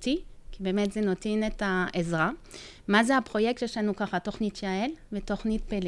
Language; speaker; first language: Hebrew; non-native, fluent; French